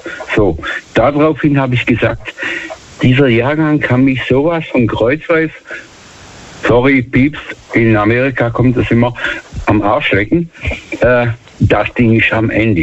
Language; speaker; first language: German; native; German